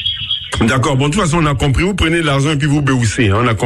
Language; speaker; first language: French; non-native, local second language; Akan